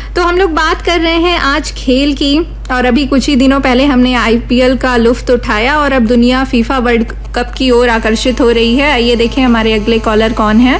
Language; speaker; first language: Hindi; native; Hindi